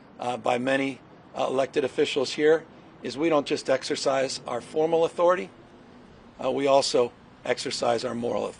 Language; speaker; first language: English; native; English